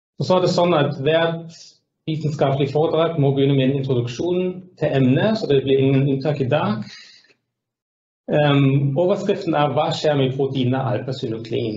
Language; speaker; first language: Norwegian; non-native, fluent; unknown